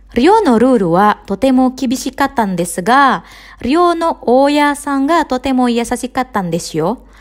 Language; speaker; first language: Japanese; non-native, fluent; Indonesian